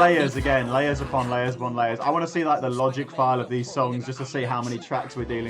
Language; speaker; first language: English; native; English